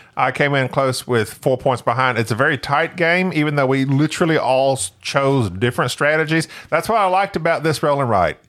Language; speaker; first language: English; native; English